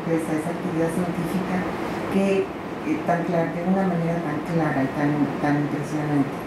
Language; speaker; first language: Spanish; native; Spanish